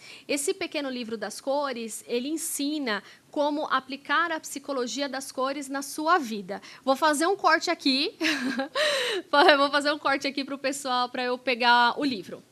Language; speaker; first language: Portuguese; native; Portuguese